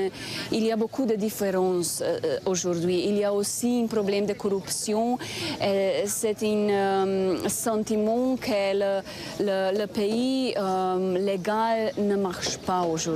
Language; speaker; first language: French; non-native, fluent; Slovenian